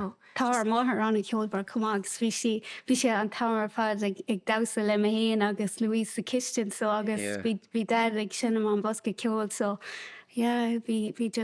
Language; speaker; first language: Irish; non-native, local second language; English